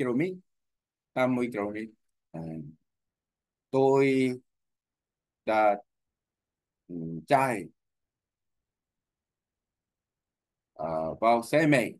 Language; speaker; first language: Vietnamese; non-native, learner; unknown